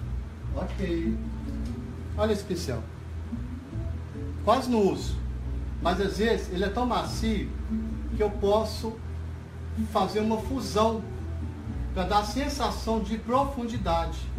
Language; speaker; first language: Portuguese; native; Portuguese